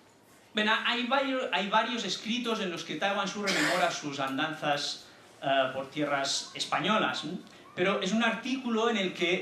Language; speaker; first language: Spanish; native; Spanish